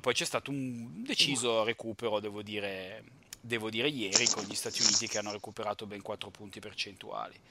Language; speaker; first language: Italian; native; Italian